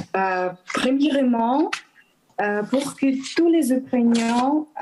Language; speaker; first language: French; non-native, fluent; Ukrainian